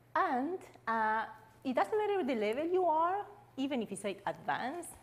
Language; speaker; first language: English; non-native, fluent; Spanish